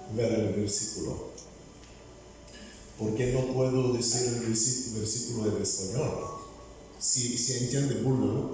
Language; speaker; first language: Spanish; non-native, fluent; Bulgarian